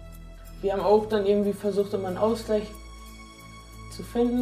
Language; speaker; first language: German; native; German